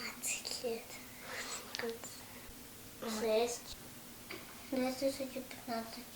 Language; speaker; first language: Russian; non-native, local second language; Yakut